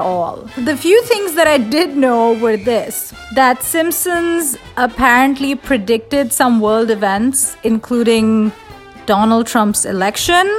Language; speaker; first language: English; non-native, local second language; Hindi